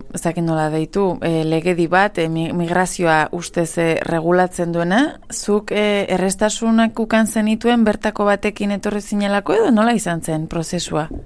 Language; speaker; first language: Basque; native; Basque